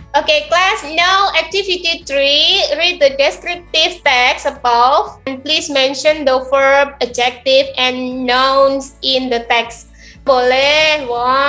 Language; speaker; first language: English; non-native, learner; Indonesian